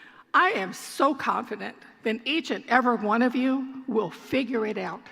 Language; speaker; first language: English; native; English